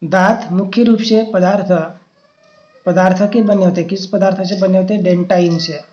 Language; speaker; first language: Hindi; non-native, local second language; Marathi